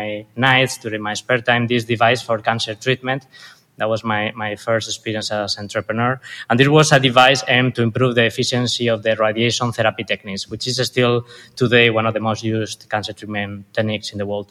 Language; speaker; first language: English; non-native, fluent; Spanish